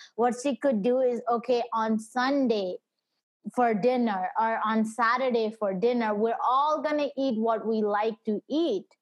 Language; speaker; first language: English; non-native, local second language; Nepali